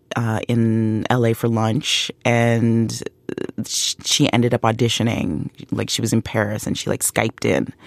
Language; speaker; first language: English; native; English